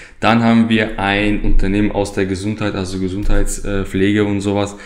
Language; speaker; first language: German; native; German